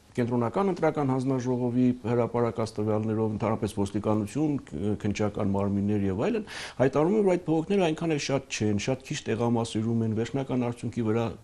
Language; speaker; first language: Armenian; native; Armenian